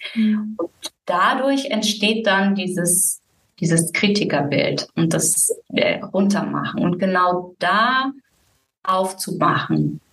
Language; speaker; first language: German; native; German